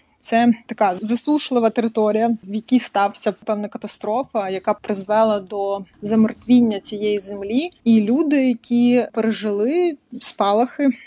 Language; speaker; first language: Ukrainian; non-native, local second language; Russian